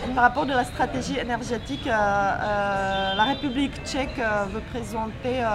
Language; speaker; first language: French; non-native, fluent; Czech